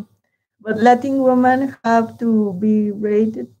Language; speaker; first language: English; non-native, learner; Spanish